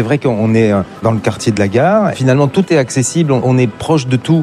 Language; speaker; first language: French; native; French